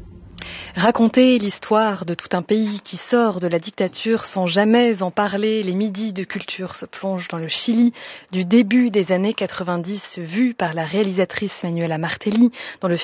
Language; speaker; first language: French; native; French